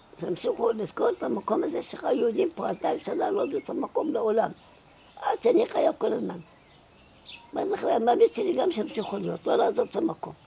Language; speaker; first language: Hebrew; non-native, local second language; Arabic